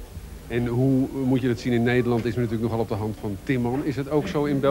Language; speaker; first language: Dutch; native; Dutch